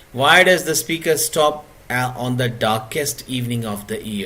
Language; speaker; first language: English; non-native, local second language; Urdu